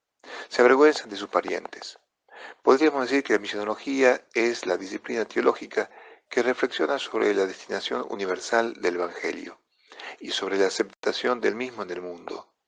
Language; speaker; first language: Spanish; non-native, fluent; Italian